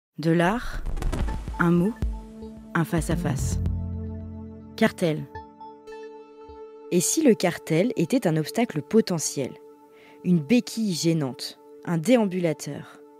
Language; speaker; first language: French; native; French